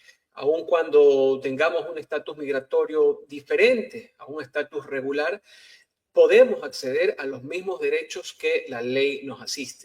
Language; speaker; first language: Spanish; native; Spanish